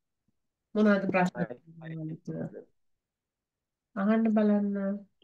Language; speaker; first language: German; non-native, fluent; Sinhala